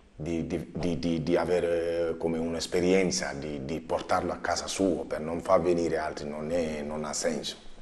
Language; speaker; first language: Italian; non-native, learner; Wolof